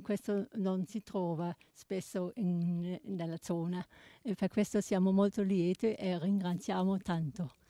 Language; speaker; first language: Italian; non-native, learner; German